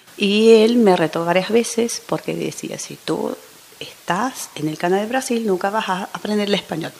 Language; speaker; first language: Spanish; non-native, fluent; Portuguese